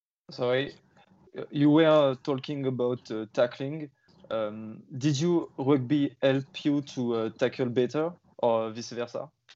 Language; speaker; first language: English; non-native, learner; French